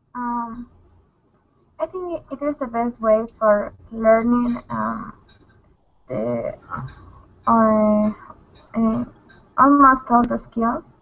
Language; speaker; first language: English; non-native, learner; Spanish